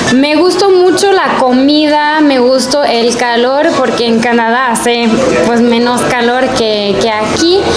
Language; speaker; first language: Spanish; non-native, fluent; French